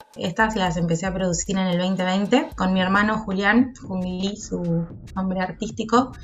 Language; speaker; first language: Spanish; native; Spanish